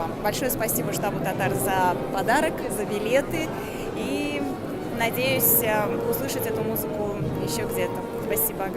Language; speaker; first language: Russian; native; Russian